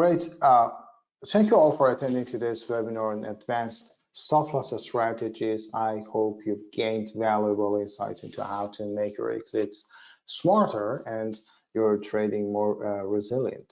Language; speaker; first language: English; non-native, fluent; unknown